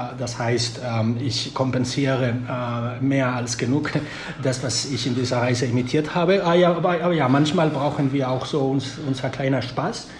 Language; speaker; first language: German; non-native, fluent; Spanish